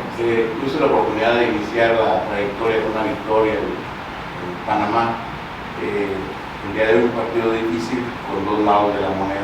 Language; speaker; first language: Spanish; native; Spanish